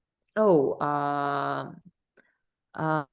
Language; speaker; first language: French; non-native, learner; English